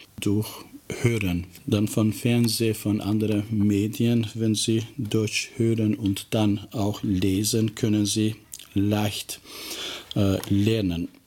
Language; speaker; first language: German; non-native, fluent; Albanian